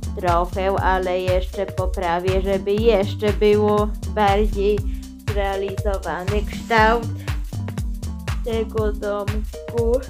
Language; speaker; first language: Polish; early bilingual, heritage; Polish